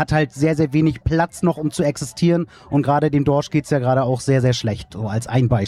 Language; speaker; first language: German; native; German